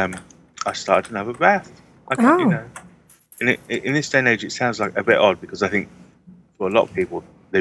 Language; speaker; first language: English; native; English